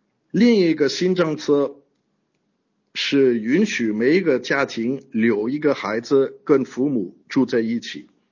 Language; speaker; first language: Chinese; non-native, fluent; French